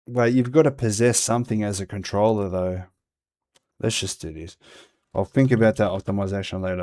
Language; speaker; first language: English; native; English